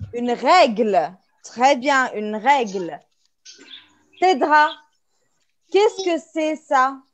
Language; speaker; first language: French; non-native, fluent; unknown